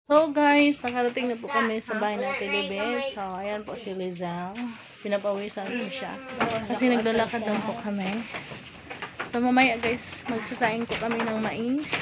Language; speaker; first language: Filipino; non-native, local second language; Cebuano